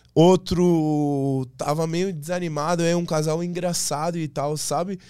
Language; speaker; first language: Portuguese; non-native, fluent; Persian